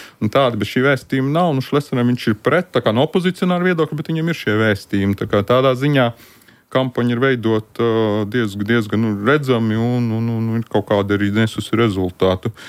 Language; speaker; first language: Latvian; native; Latvian